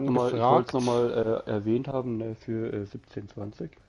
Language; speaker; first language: German; native; German